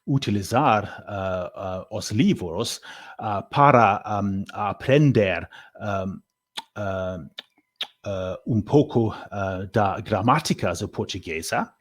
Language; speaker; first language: Portuguese; non-native, learner; English